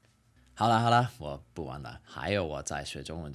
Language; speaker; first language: Chinese; non-native, fluent; English